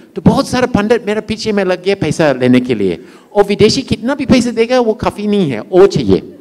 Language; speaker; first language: Hindi; non-native, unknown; English